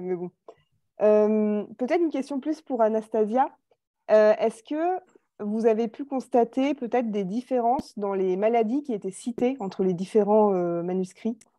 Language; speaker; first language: French; native; French